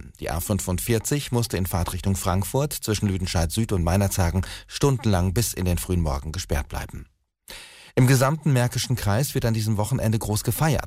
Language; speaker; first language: German; native; German